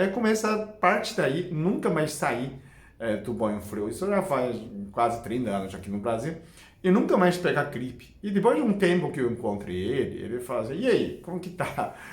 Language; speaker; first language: Portuguese; non-native, fluent; Chinese